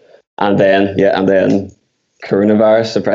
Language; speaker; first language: English; native; English